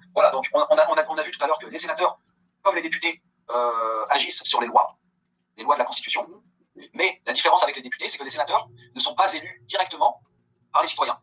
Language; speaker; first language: French; native; French